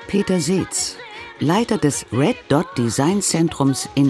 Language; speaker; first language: German; native; German